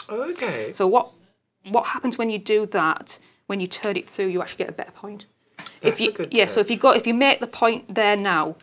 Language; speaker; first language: English; native; English